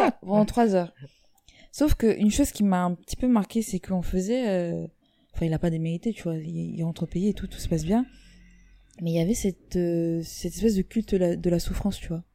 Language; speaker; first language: French; native; French